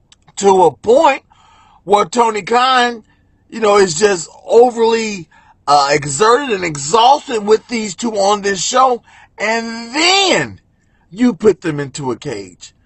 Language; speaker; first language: English; native; English